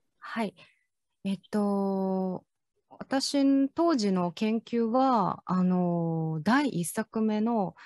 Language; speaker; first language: Japanese; non-native, fluent; Chinese